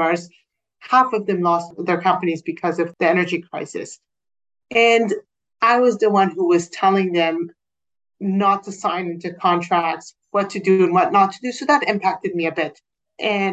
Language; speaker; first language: English; non-native, fluent; Persian